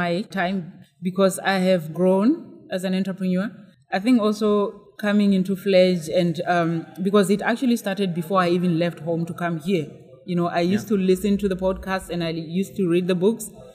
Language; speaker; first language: English; non-native, local second language; Tswana